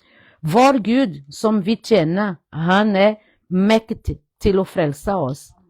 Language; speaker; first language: Norwegian; non-native, fluent; Portuguese